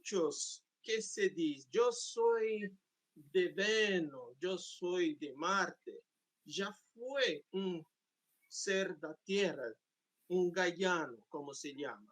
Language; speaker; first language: Spanish; non-native, fluent; Portuguese